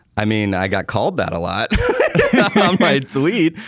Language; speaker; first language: English; native; English